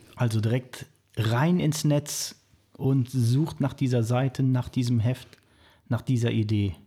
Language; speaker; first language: German; native; German